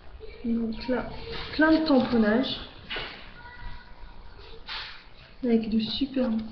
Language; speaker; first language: French; native; French